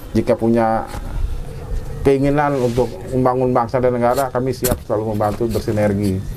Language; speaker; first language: Indonesian; native; Indonesian